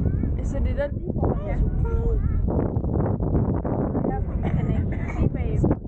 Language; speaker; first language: Danish; non-native, learner; Japanese